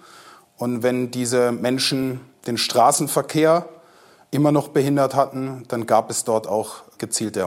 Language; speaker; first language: German; native; German